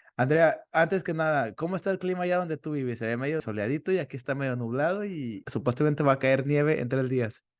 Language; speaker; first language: Spanish; native; Spanish